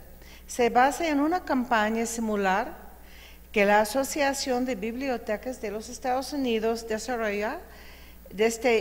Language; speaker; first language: Spanish; non-native, fluent; English